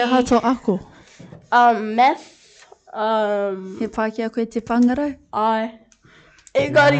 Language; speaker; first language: Māori; non-native, local second language; English